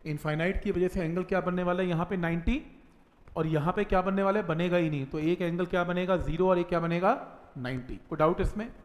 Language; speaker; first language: Hindi; native; Hindi